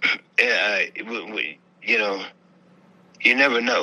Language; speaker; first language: English; native; English